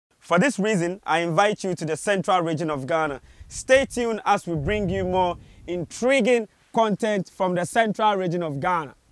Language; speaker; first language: English; non-native, local second language; Akan